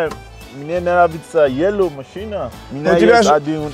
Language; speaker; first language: Russian; non-native, learner; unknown